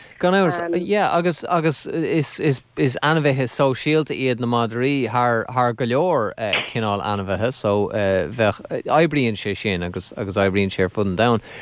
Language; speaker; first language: Irish; native; Irish